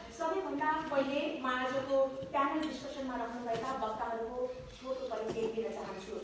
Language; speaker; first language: Nepali; early bilingual, heritage; Nepali